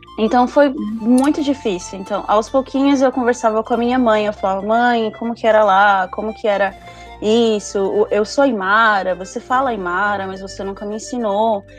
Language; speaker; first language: Portuguese; early bilingual, other home language; Spanish